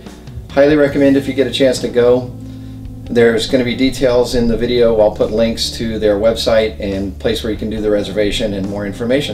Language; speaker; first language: English; native; English